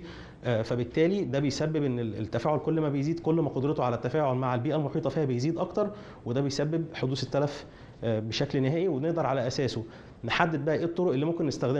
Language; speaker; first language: Arabic; native; Arabic